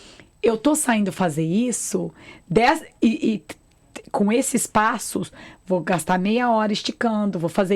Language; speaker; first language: Portuguese; native; Portuguese